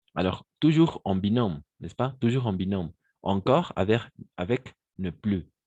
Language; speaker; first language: French; non-native, fluent; Spanish